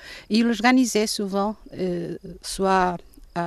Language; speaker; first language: French; non-native, local second language; Portuguese